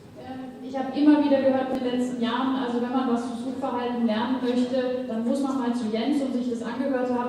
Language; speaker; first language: German; native; German